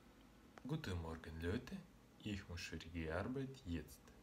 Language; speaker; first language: German; non-native, learner; Russian